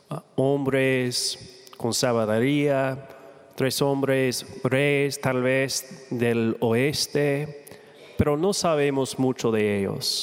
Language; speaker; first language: Spanish; non-native, fluent; English